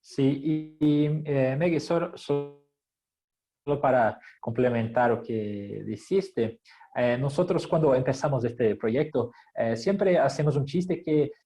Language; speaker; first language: Spanish; non-native, fluent; Portuguese